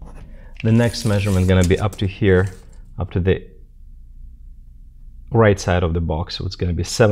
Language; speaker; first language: English; non-native, fluent; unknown